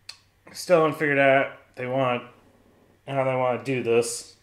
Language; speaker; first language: English; native; English